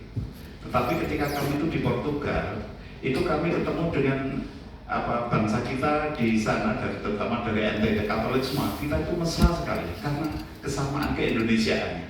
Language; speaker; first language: Indonesian; native; Indonesian